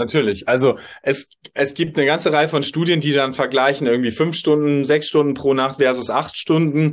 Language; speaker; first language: German; native; German